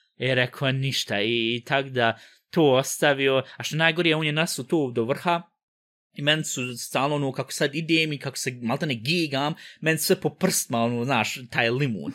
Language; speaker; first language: Bosnian; early bilingual, heritage; Bosnian